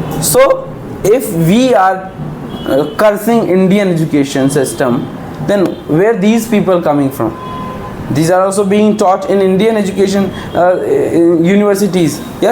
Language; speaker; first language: English; non-native, local second language; Hindi